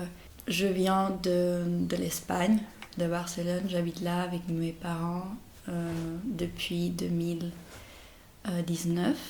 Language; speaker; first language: French; non-native, fluent; Spanish